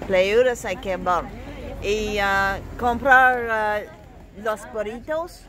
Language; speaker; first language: Spanish; non-native, learner; English